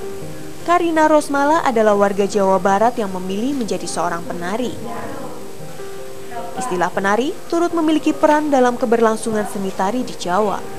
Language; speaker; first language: Indonesian; native; Indonesian